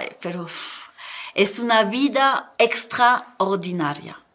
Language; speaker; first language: Spanish; non-native, learner; French